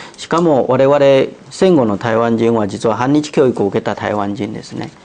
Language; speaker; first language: Japanese; non-native, fluent; Chinese